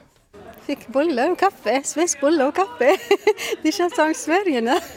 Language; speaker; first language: Swedish; non-native, fluent; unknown